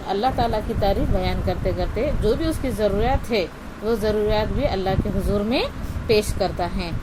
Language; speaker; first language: Urdu; native; Urdu